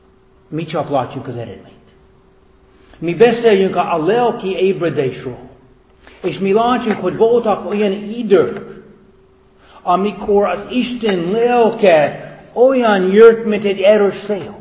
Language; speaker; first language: Hungarian; non-native, fluent; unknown